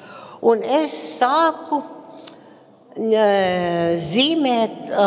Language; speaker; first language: Latvian; early bilingual, heritage; Latvian